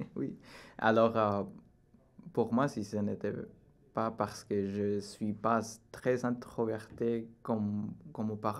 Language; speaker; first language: French; non-native, learner; Spanish